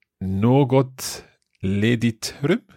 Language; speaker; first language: Swedish; non-native, learner; English